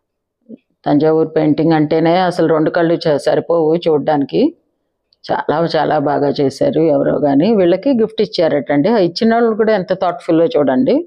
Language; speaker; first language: Telugu; native; Telugu